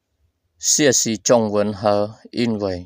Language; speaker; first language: Chinese; non-native, fluent; Khmer